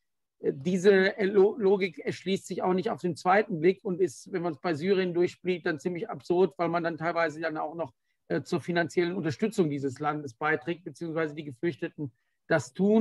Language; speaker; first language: German; native; German